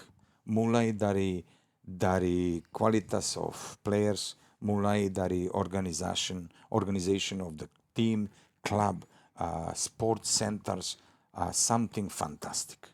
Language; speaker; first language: Indonesian; non-native, fluent; Serbian